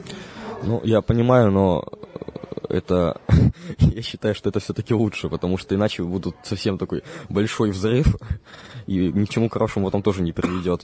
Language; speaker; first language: Russian; native; Russian